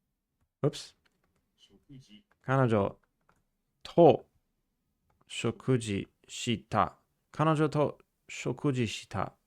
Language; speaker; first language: Japanese; non-native, learner; English